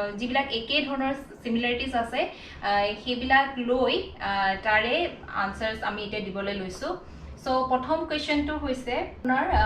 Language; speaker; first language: Assamese; non-native, local second language; Mising